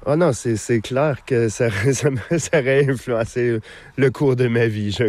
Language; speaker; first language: French; native; French